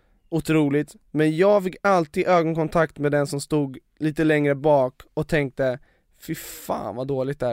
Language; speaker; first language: Swedish; native; Swedish